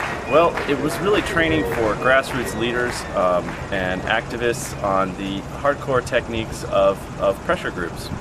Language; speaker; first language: English; native; English